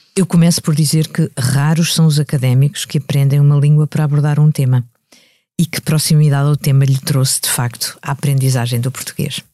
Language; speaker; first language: Portuguese; native; Portuguese